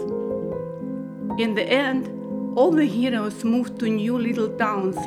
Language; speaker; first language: English; non-native, learner; Russian